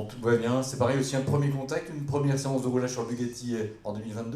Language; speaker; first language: French; native; French